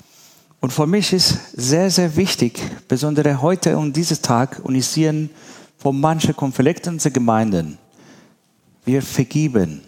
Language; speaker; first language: German; non-native, learner; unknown